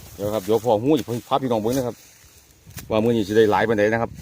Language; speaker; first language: Thai; native; Thai